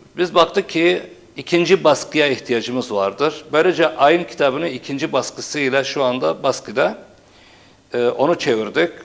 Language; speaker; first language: Turkish; non-native, local second language; Turoyo